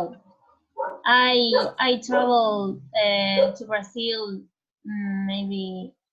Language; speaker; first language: English; non-native, learner; Spanish